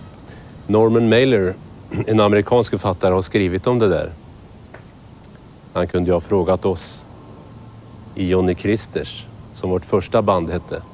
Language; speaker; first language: Swedish; native; Swedish